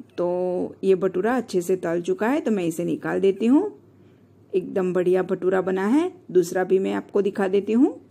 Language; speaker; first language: Hindi; non-native, local second language; Gujarati